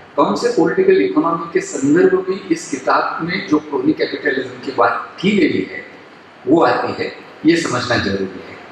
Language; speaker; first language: Hindi; non-native, local second language; Marathi